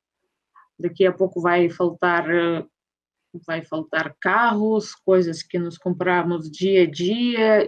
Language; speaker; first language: Portuguese; non-native, fluent; Russian